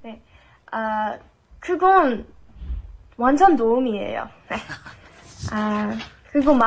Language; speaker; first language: Korean; non-native, fluent; English